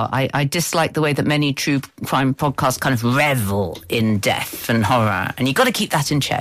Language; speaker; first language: English; native; English